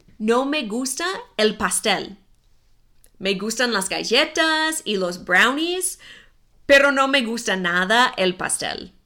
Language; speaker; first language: Spanish; non-native, fluent; English